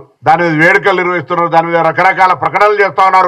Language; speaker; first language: Telugu; native; Telugu